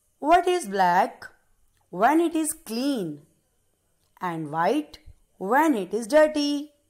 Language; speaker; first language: English; non-native, local second language; Punjabi